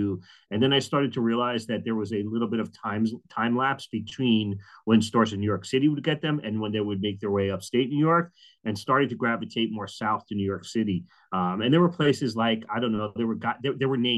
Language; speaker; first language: English; native; English